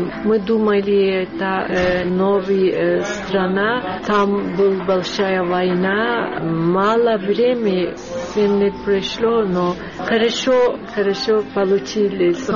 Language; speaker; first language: Russian; non-native, learner; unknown